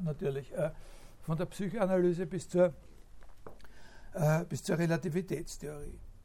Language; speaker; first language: German; native; German